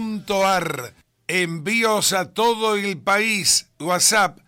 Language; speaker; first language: Spanish; native; Spanish